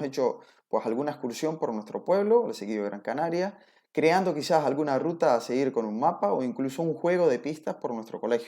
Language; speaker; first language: Spanish; native; Spanish